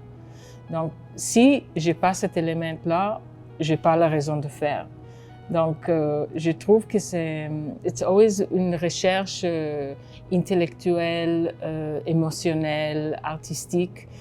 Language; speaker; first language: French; non-native, fluent; Hebrew